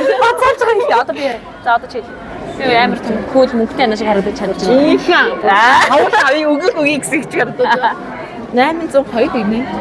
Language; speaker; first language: Mongolian; native; Mongolian